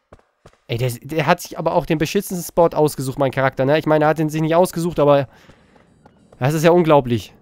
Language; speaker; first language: German; native; German